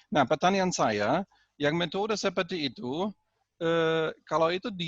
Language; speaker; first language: Indonesian; non-native, fluent; German